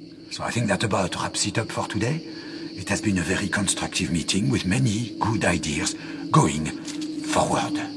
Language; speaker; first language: English; non-native, fluent; French